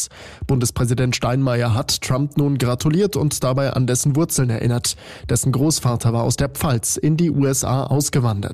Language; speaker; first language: German; native; German